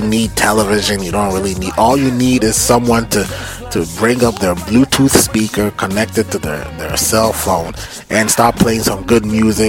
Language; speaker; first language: English; non-native, local second language; Akan